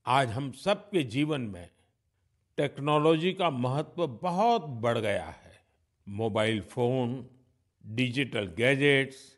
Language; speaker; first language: Hindi; non-native, local second language; Gujarati